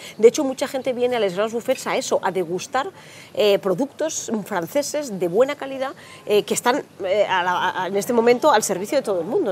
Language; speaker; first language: Spanish; native; Spanish